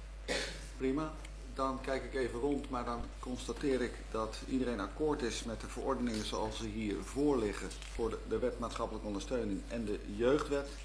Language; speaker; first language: Dutch; native; Dutch